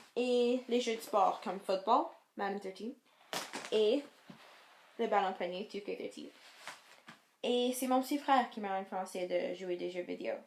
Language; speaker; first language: French; non-native, local second language; English